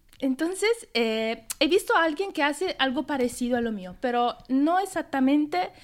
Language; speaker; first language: Spanish; non-native, fluent; Italian